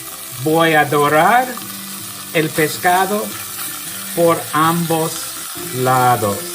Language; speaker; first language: Spanish; non-native, learner; English